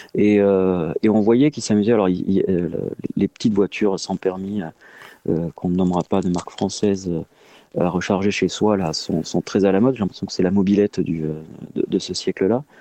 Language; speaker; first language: French; native; French